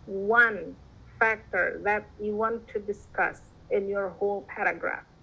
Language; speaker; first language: English; non-native, fluent; Indonesian